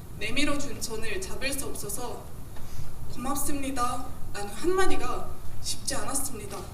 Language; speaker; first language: Korean; non-native, fluent; Japanese